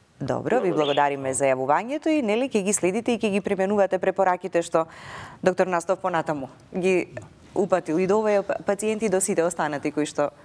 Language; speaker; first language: Macedonian; native; Macedonian